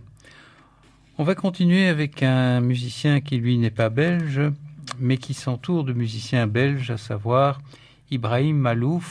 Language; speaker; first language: French; native; French